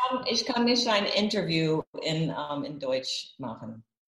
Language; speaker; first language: German; non-native, learner; English